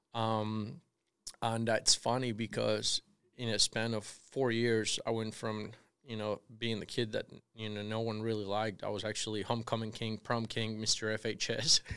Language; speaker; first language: English; non-native, fluent; Spanish